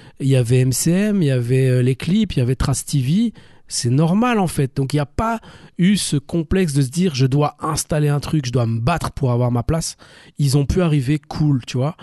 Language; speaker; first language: French; native; French